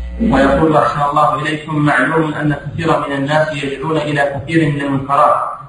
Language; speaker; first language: Arabic; native; Arabic